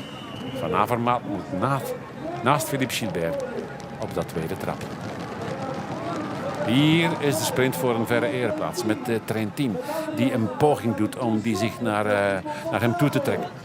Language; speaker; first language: Dutch; native; Dutch